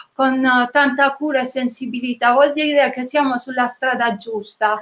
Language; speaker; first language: Italian; native; Italian